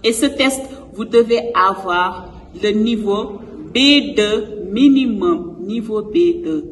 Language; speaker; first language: French; non-native, local second language; Wolof